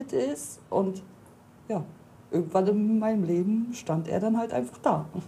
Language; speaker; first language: German; native; German